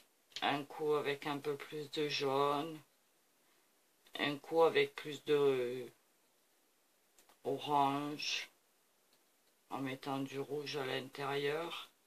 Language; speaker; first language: French; native; French